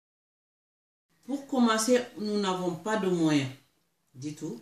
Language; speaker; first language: French; non-native, local second language; Mandingo